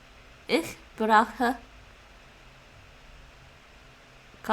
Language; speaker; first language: German; non-native, learner; English